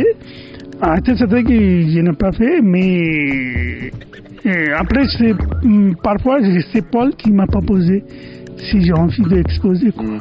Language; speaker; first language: French; non-native, fluent; Bangla